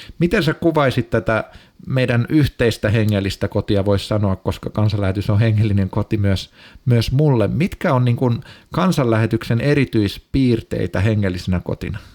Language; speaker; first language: Finnish; native; Finnish